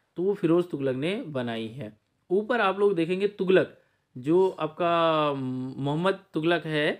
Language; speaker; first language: Hindi; native; Hindi